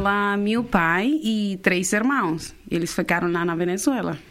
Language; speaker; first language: Portuguese; non-native, fluent; Spanish